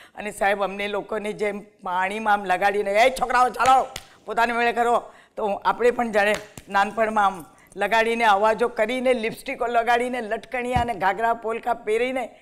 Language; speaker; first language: Gujarati; non-native, local second language; Marathi